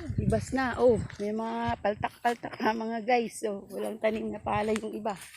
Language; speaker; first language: Filipino; non-native, local second language; Kinaray-a